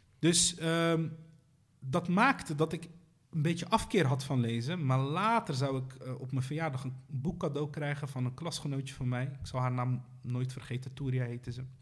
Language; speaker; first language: Dutch; early bilingual, other home language; Arabic